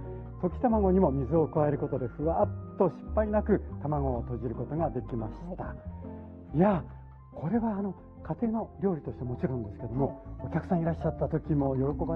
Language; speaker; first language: Japanese; native; Japanese